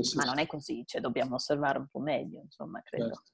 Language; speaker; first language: Italian; non-native, fluent; Dutch